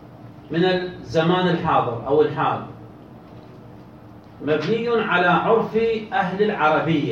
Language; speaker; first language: Arabic; native; Arabic